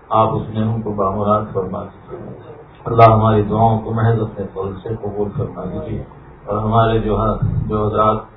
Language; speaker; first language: Urdu; native; Urdu